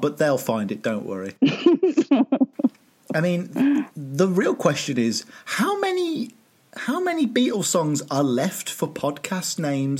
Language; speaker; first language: English; native; English